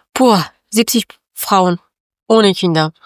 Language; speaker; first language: German; non-native, learner; Persian